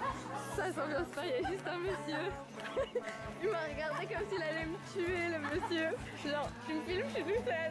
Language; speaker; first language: French; native; French